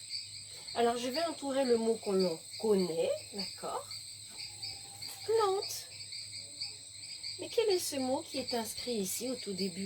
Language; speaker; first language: French; native; French